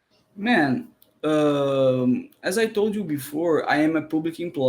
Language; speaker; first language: English; non-native, learner; Portuguese